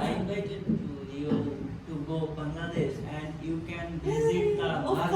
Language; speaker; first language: English; non-native, local second language; Bangla